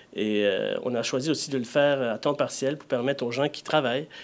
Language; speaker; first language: French; native; French